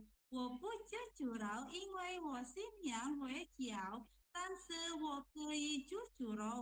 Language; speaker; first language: Chinese; non-native, learner; Indonesian